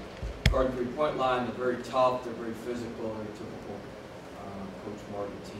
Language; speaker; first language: English; native; English